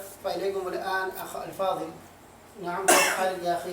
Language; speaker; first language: Arabic; non-native, fluent; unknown